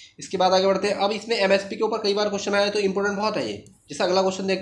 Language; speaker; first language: Hindi; native; Hindi